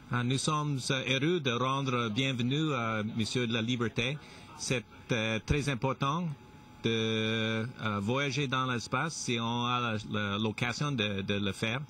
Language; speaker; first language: French; non-native, local second language; English